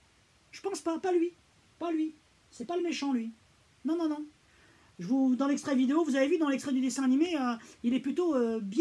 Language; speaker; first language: French; native; French